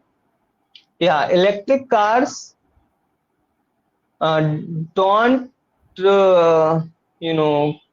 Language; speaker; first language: English; non-native, learner; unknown